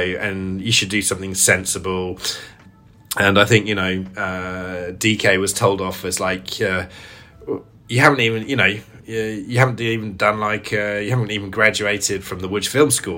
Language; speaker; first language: English; native; English